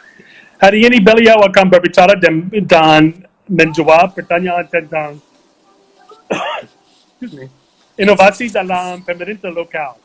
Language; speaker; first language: Indonesian; non-native, fluent; English